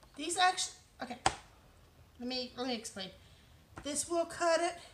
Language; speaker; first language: English; native; English